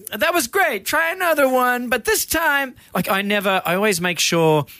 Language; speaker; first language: English; native; English